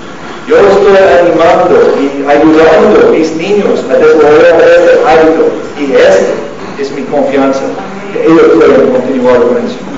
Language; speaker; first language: Spanish; non-native, learner; English